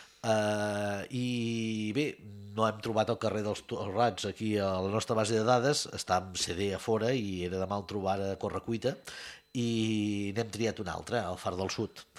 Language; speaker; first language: Catalan; native; Catalan